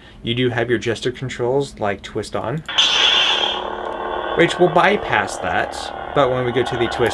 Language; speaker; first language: English; native; English